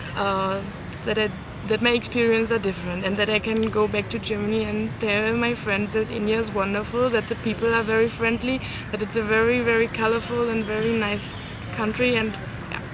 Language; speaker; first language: English; non-native, fluent; German